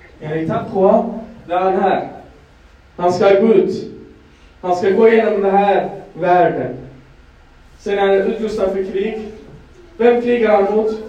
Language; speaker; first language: Swedish; non-native, fluent; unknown